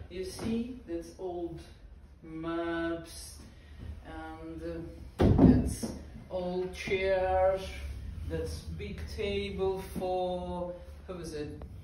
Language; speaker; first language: English; non-native, learner; Ukrainian